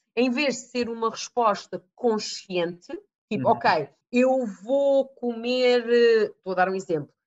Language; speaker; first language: Portuguese; early bilingual, other home language; English